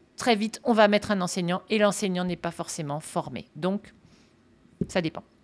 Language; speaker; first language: French; native; French